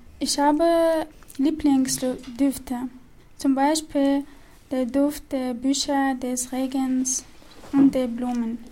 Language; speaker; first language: German; non-native, learner; Chechen